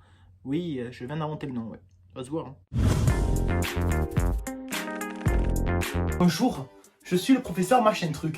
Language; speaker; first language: French; native; French